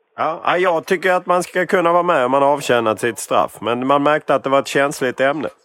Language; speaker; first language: Swedish; native; Swedish